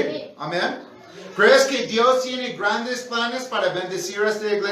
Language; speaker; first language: Spanish; non-native, fluent; English